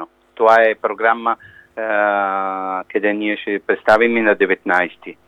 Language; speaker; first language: Bulgarian; non-native, learner; Italian